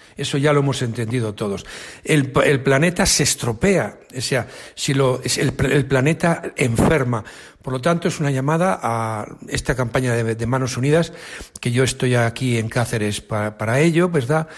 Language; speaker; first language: Spanish; native; Spanish